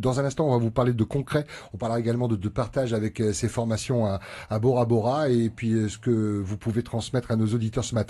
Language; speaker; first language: French; native; French